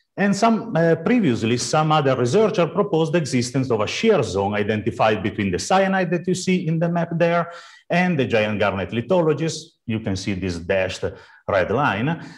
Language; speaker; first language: English; non-native, fluent; Italian